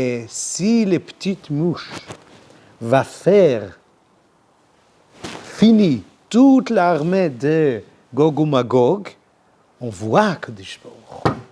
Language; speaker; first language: French; non-native, learner; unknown